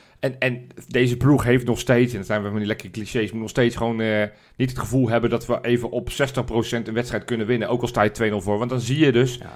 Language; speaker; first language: Dutch; native; Dutch